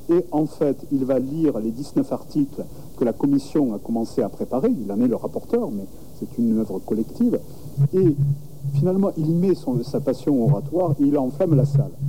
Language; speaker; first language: French; native; French